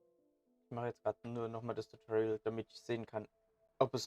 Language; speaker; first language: German; native; German